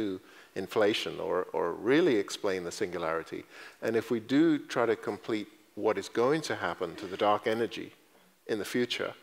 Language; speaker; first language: English; native; English